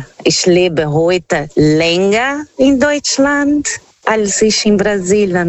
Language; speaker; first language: German; non-native, learner; Portuguese